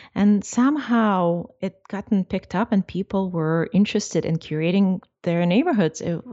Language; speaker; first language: English; non-native, fluent; Russian